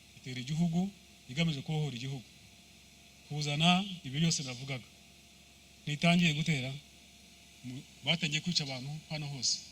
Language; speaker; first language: Kinyarwanda; early bilingual, heritage; Kinyarwanda